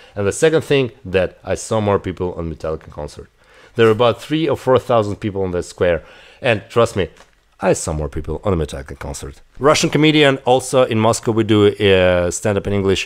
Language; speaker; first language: English; non-native, fluent; Russian